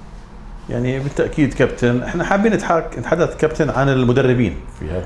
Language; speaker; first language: Arabic; native; Arabic